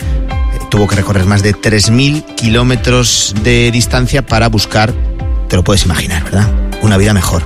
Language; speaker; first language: Spanish; native; Spanish